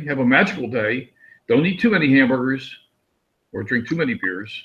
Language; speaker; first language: English; native; English